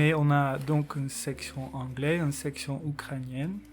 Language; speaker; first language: French; non-native, local second language; Dutch